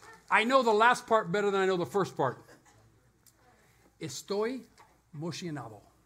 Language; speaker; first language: English; native; English